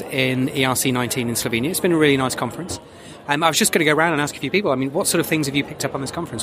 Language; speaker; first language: English; native; English